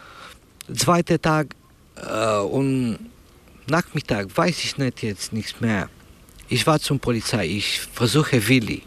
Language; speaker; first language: German; non-native, learner; Romanian